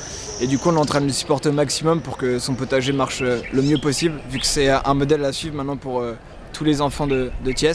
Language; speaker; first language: French; native; French